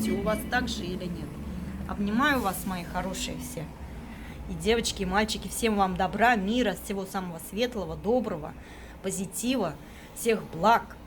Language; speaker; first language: Russian; native; Russian